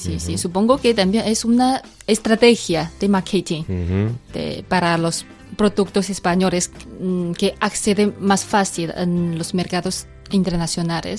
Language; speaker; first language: Spanish; non-native, fluent; Chinese